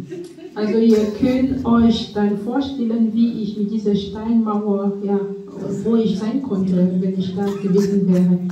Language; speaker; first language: German; non-native, fluent; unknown